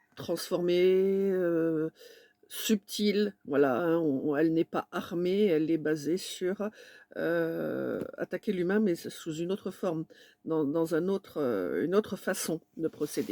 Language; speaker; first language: French; native; French